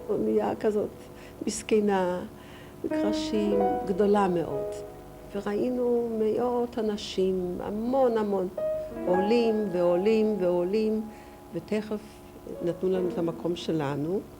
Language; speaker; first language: Hebrew; non-native, fluent; Yiddish